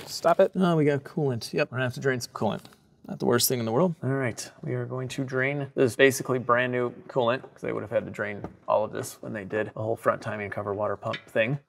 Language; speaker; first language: English; native; English